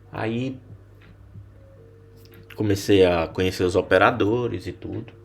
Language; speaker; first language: Portuguese; native; Portuguese